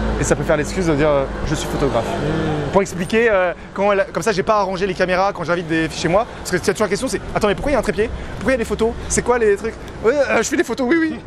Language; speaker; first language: French; native; French